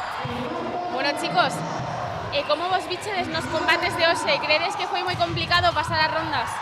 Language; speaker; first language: Galician; native; Galician